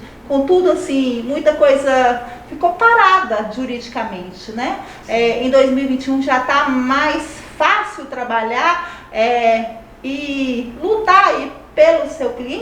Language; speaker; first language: Portuguese; native; Portuguese